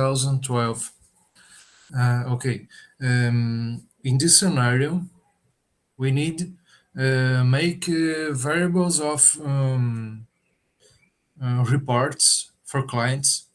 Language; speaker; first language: English; non-native, learner; Portuguese